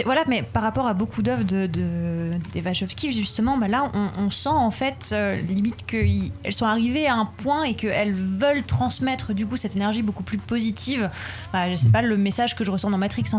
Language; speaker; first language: French; native; French